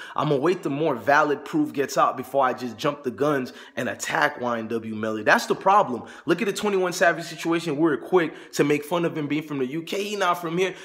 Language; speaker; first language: English; native; English